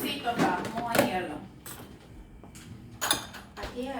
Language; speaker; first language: Spanish; native; Spanish